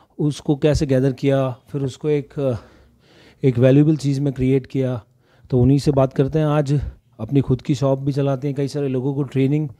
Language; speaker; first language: Hindi; native; Hindi